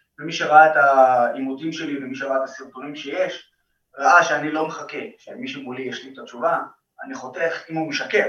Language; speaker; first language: Hebrew; non-native, local second language; Arabic